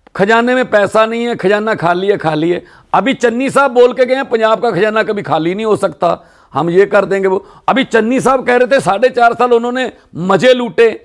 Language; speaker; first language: Hindi; non-native, local second language; Punjabi